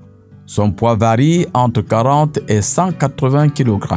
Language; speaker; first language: French; native; French